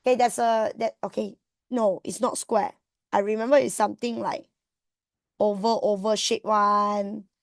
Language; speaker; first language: English; non-native, local second language; Malay